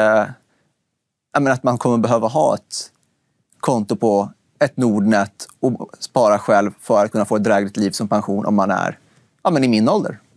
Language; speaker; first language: Swedish; native; Swedish